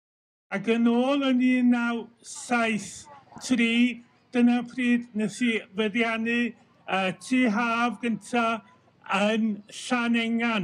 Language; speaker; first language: Welsh; native; Welsh